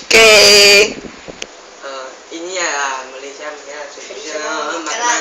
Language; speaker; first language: Indonesian; non-native, learner; Chinese